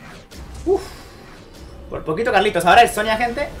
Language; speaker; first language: Spanish; native; Spanish